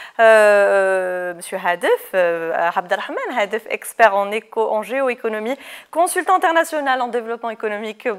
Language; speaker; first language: French; non-native, local second language; Arabic